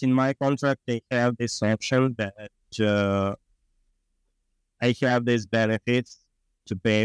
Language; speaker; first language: English; non-native, learner; Ukrainian